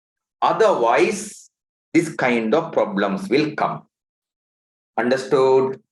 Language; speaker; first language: English; non-native, local second language; Tamil